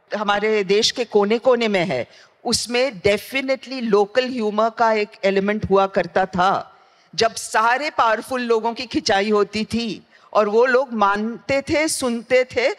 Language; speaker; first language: Hindi; non-native, local second language; Gujarati